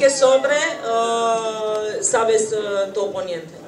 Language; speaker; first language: Spanish; non-native, learner; Romanian